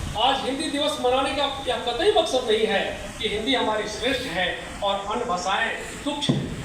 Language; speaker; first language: Hindi; native; Hindi